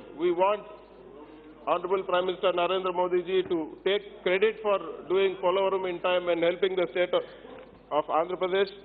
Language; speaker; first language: English; non-native, local second language; Telugu